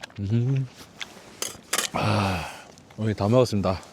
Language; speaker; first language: Korean; native; Korean